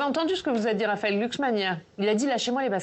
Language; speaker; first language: French; native; French